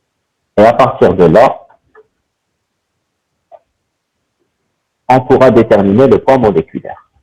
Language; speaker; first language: French; non-native, local second language; Arabic